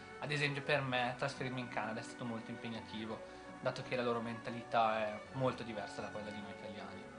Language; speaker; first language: Italian; native; Italian